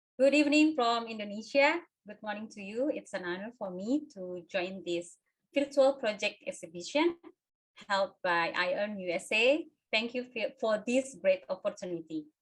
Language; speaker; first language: English; non-native, fluent; Indonesian